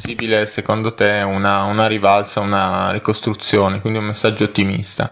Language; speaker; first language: Italian; native; Italian